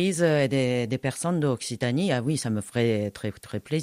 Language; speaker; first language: French; non-native, fluent; Japanese